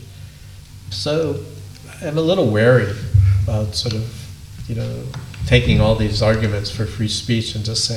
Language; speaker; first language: English; native; English